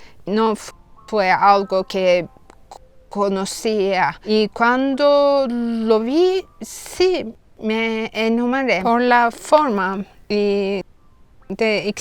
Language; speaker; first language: Spanish; non-native, fluent; Turkish